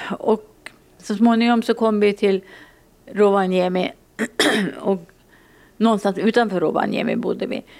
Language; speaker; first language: Swedish; early bilingual, other home language; Finnish